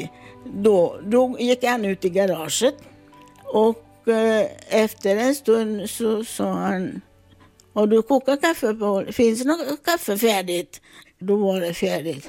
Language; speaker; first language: Swedish; non-native, fluent; Italian